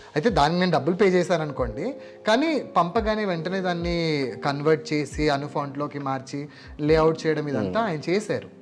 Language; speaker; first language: Telugu; non-native, local second language; Lambadi